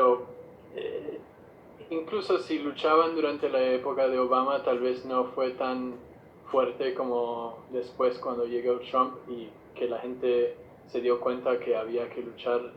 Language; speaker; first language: Spanish; non-native, fluent; English